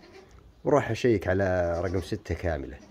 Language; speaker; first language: Arabic; native; Arabic